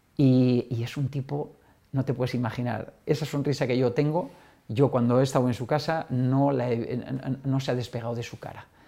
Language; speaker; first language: Spanish; native; Spanish